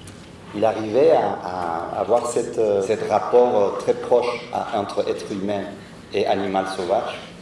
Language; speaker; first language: French; non-native, fluent; Spanish